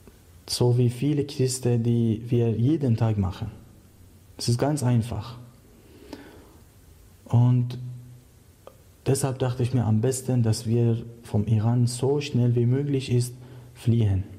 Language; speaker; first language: German; non-native, learner; Persian